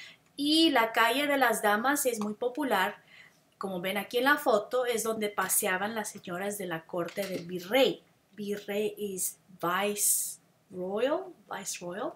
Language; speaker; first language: Spanish; non-native, fluent; English